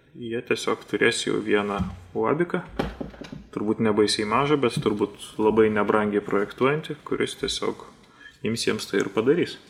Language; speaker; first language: Lithuanian; native; Lithuanian